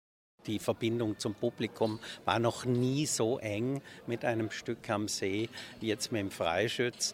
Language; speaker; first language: German; native; German